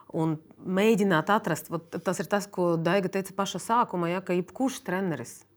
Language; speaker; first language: Latvian; non-native, fluent; Russian